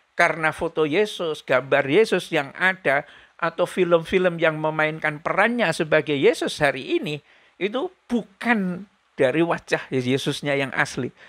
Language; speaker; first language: Indonesian; native; Indonesian